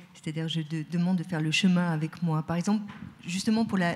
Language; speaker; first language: French; native; French